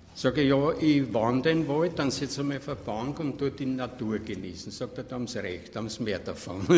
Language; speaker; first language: German; native; German